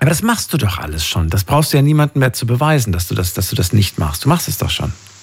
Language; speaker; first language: German; native; German